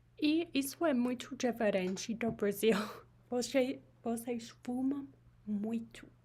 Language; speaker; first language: Portuguese; non-native, learner; English